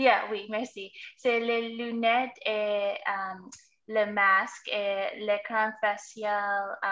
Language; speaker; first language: French; non-native, fluent; English